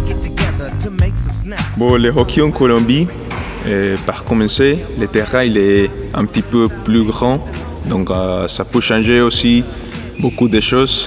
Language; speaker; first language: French; non-native, fluent; Spanish